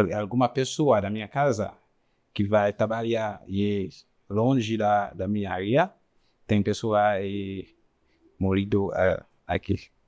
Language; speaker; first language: Portuguese; non-native, learner; Haitian Creole